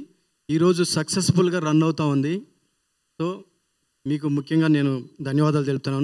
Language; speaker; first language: Telugu; native; Telugu